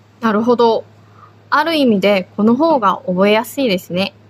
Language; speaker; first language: Japanese; non-native, fluent; Chinese